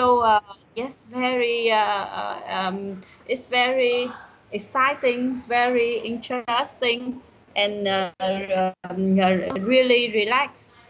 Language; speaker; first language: English; non-native, learner; Vietnamese